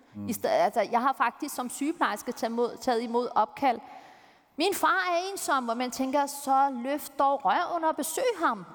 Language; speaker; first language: Danish; early bilingual, other home language; Turkish